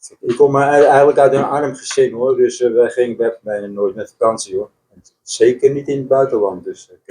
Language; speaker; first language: Dutch; native; Dutch